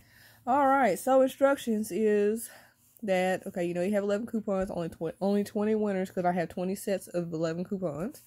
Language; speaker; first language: English; native; English